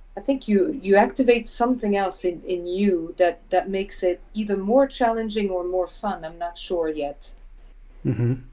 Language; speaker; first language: English; non-native, fluent; French